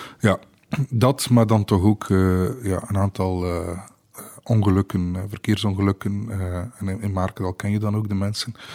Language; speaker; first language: Dutch; native; Dutch